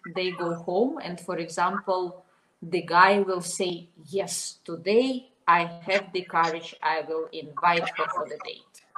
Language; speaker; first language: English; non-native, fluent; Russian